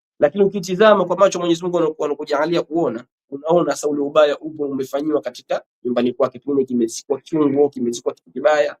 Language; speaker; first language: Swahili; native; Swahili